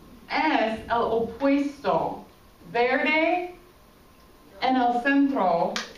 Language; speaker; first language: Spanish; non-native, fluent; English